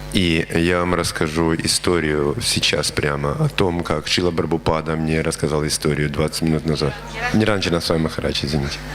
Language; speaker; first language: Russian; native; Russian